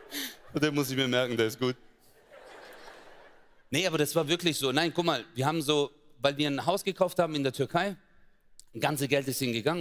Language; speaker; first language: German; early bilingual, other home language; Turkish